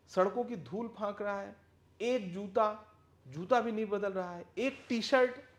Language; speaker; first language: Hindi; native; Hindi